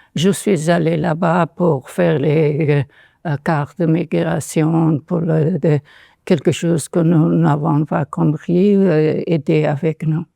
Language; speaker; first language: French; non-native, learner; Persian